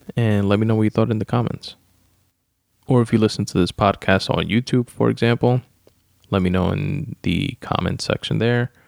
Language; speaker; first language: English; early bilingual, other home language; Spanish